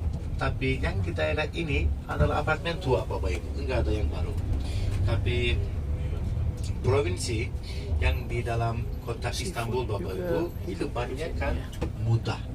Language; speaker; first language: Indonesian; non-native, fluent; Turkish